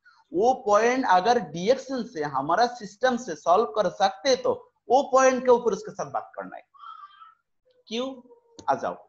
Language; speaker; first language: Hindi; non-native, fluent; Bangla